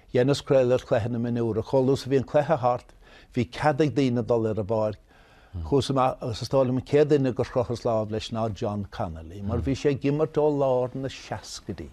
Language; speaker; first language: Irish; native; Irish